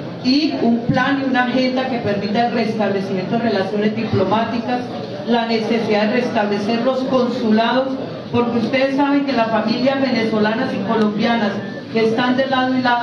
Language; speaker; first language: Spanish; native; Spanish